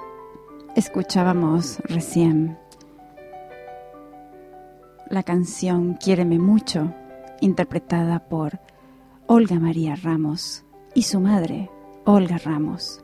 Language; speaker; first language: Spanish; native; Spanish